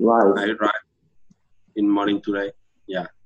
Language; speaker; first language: English; non-native, learner; Vietnamese